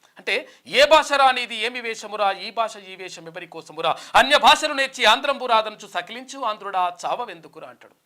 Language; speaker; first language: Telugu; native; Telugu